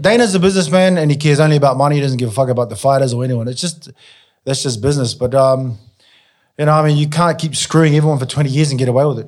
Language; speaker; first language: English; native; English